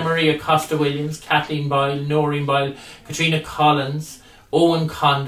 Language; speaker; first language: English; native; English